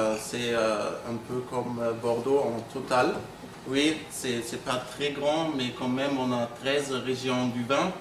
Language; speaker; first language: French; non-native, fluent; German